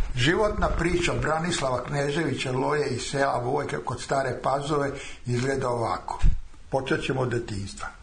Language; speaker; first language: Serbian; native; Serbian